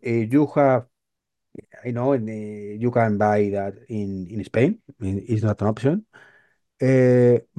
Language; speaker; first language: English; non-native, learner; Spanish